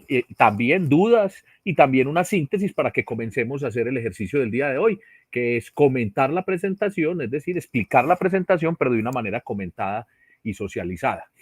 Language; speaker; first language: Spanish; native; Spanish